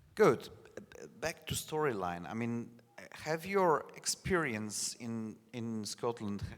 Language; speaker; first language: English; non-native, fluent; Polish